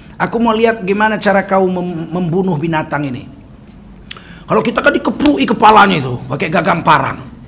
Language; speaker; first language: Indonesian; native; Indonesian